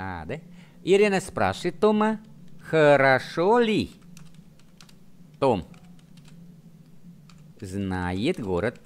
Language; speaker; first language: Russian; non-native, fluent; Vietnamese